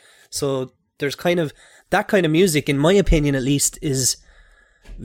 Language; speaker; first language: English; native; English